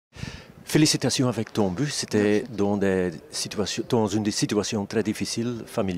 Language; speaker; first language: French; non-native, local second language; Dutch